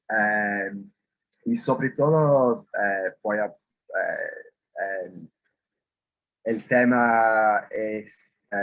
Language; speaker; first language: Spanish; non-native, fluent; English